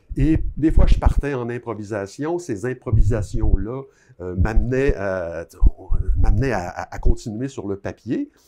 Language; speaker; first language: French; native; French